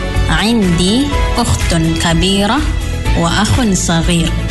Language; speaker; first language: Arabic; non-native, fluent; Malay